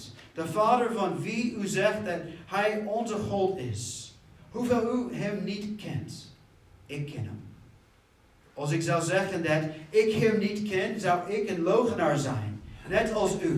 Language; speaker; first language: Dutch; non-native, fluent; English